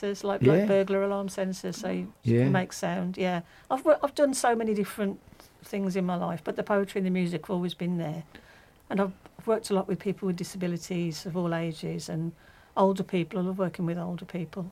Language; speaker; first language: English; native; English